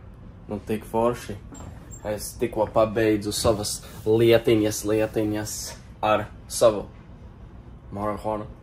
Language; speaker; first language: Latvian; early bilingual, heritage; Latvian